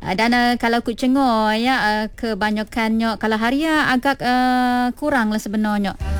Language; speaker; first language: Malay; non-native, local second language; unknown